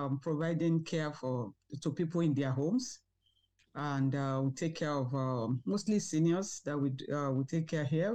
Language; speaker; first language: English; non-native, local second language; Yoruba